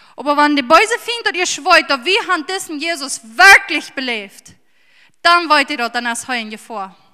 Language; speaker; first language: German; early bilingual, heritage; English